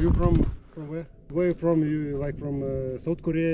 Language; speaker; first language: English; non-native, learner; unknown